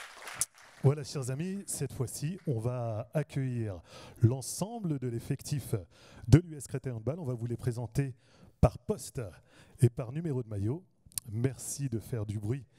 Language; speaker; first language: French; native; French